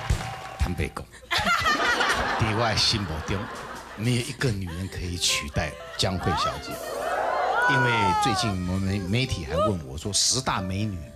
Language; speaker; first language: Chinese; native; Chinese